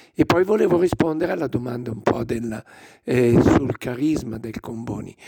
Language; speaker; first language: Italian; native; Italian